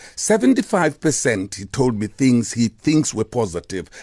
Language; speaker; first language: English; non-native, local second language; Xhosa